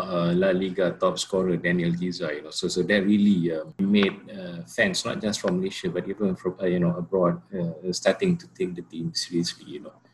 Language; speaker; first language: English; non-native, local second language; Malay